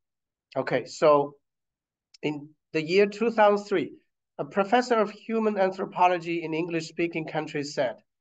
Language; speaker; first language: English; non-native, fluent; Chinese